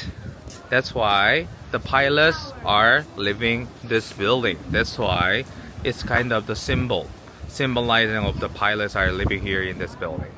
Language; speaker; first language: English; non-native, learner; Korean